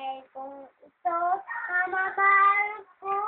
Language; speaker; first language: Filipino; native; Filipino